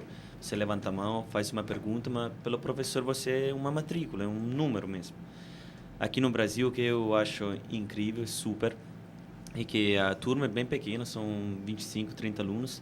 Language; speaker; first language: Portuguese; non-native, fluent; Italian